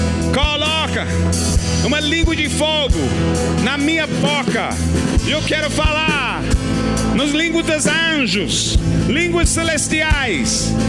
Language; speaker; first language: Portuguese; non-native, learner; English